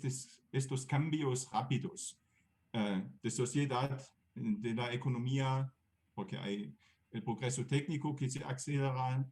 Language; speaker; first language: Spanish; non-native, fluent; German